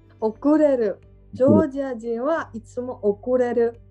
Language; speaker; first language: Japanese; non-native, learner; Georgian